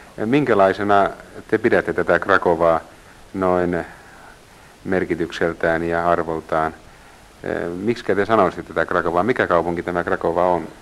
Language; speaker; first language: Finnish; native; Finnish